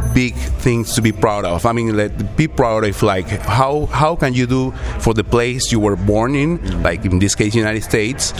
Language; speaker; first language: English; non-native, learner; Spanish